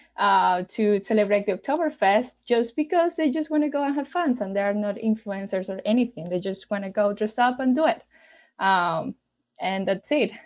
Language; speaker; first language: English; non-native, fluent; Spanish